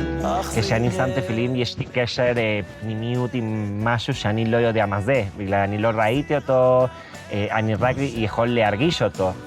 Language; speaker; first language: Hebrew; non-native, learner; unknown